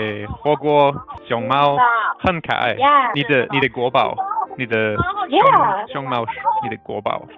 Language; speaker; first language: Chinese; non-native, learner; English